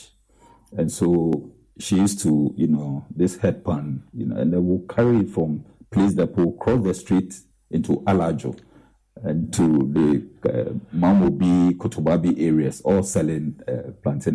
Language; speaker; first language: English; non-native, local second language; Akan